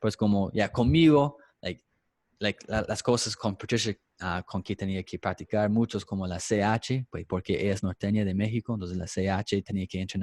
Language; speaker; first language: Spanish; non-native, fluent; English